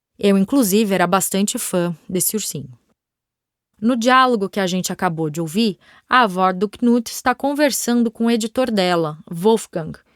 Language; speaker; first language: Portuguese; native; Portuguese